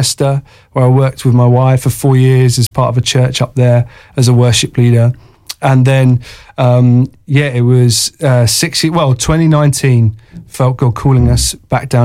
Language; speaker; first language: English; native; English